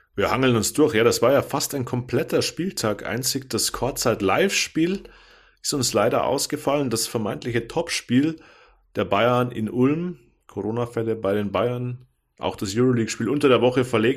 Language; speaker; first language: German; native; German